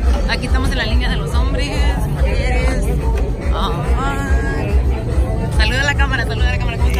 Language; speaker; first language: Spanish; early bilingual, heritage; Spanish